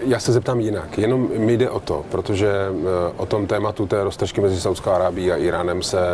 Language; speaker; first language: Czech; native; Czech